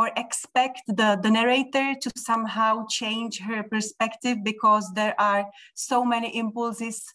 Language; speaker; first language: English; non-native, fluent; Czech